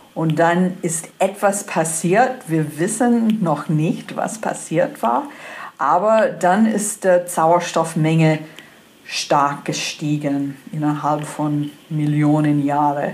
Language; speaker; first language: German; non-native, fluent; English